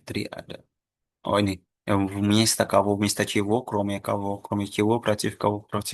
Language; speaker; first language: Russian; non-native, fluent; Indonesian